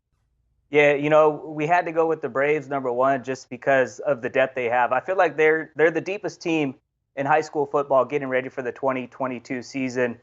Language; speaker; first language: English; native; English